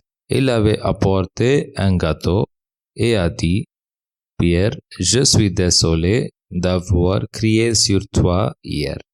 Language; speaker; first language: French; non-native, fluent; English